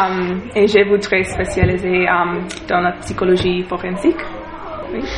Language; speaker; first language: French; non-native, learner; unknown